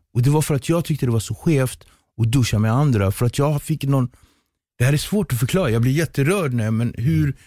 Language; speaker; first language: Swedish; early bilingual, other home language; Kabuverdianu